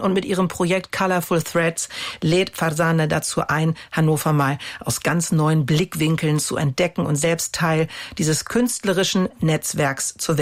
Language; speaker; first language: German; native; German